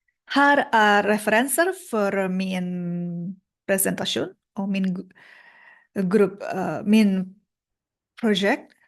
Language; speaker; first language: Swedish; non-native, learner; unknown